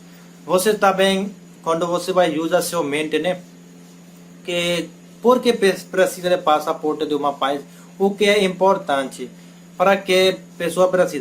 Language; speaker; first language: Portuguese; non-native, learner; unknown